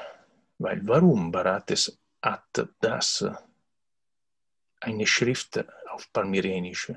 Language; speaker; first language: German; non-native, learner; Italian